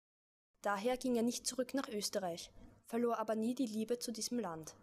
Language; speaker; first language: German; native; German